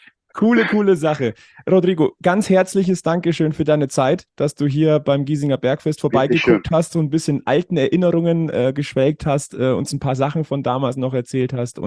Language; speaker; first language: German; native; German